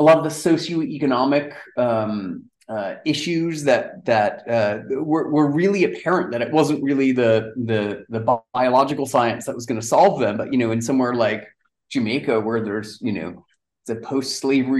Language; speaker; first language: English; native; English